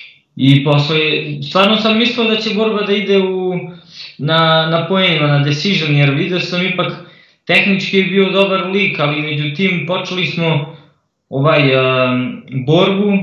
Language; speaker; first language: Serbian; early bilingual, heritage; Croatian